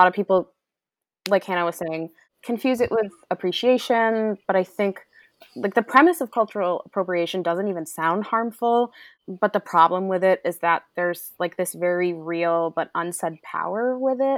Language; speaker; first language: English; native; English